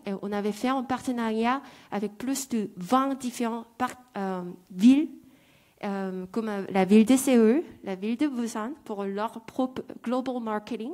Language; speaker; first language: French; non-native, fluent; Korean